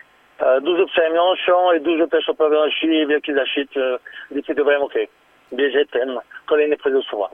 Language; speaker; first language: Polish; non-native, learner; French